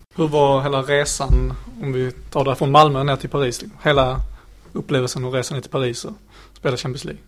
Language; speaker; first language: Swedish; native; Swedish